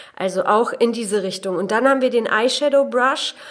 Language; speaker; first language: German; early bilingual, other home language; Polish